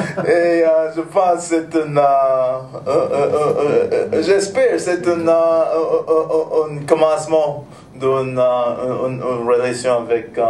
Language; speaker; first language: French; non-native, local second language; English